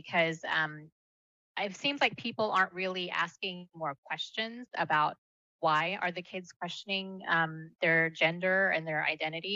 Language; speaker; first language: English; early bilingual, other home language; Malayalam